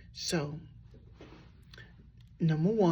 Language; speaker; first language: English; native; English